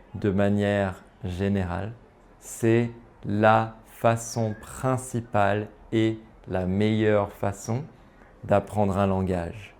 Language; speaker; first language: French; native; French